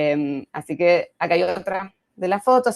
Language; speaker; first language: Spanish; native; Spanish